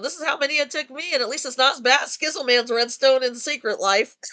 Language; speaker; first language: English; native; English